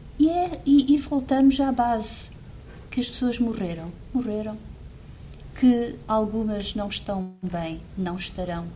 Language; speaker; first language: Portuguese; early bilingual, heritage; Portuguese